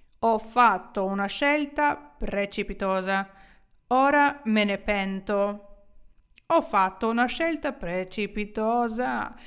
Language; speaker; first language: Italian; non-native, fluent; Ukrainian